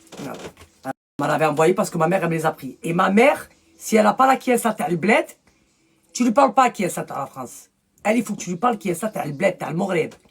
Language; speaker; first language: French; early bilingual, other home language; Arabic